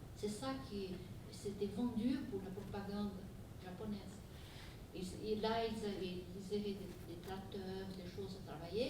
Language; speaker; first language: French; non-native, fluent; Portuguese